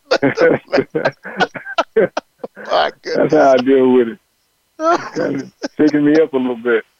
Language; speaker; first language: English; native; English